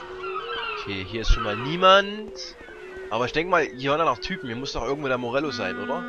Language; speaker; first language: German; native; German